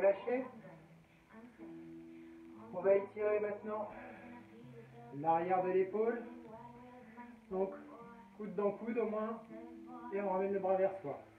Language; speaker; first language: French; native; French